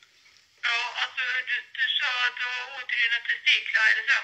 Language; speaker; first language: Swedish; native; Swedish